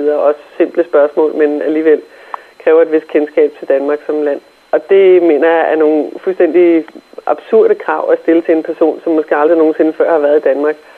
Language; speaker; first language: Danish; native; Danish